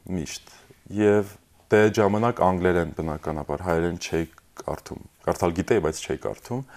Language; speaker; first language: Armenian; early bilingual, heritage; Armenian